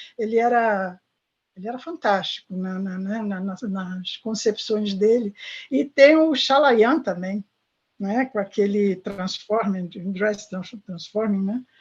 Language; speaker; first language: Portuguese; non-native, fluent; Italian